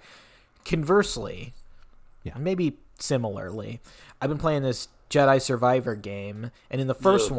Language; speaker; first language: English; native; English